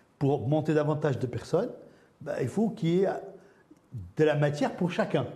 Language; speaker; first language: French; early bilingual, other home language; Arabic